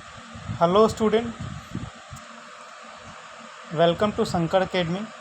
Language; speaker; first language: Hindi; native; Hindi